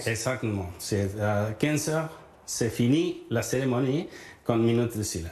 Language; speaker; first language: French; non-native, learner; Spanish